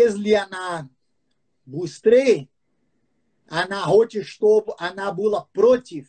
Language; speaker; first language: Russian; non-native, fluent; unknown